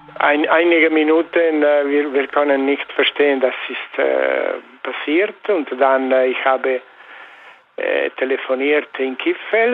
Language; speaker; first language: German; non-native, learner; Italian